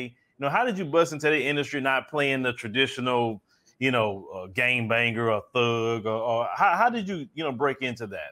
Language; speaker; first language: English; native; English